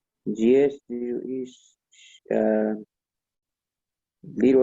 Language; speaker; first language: English; non-native, learner; Spanish